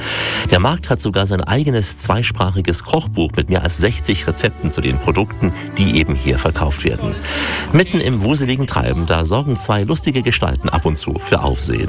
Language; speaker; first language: German; native; German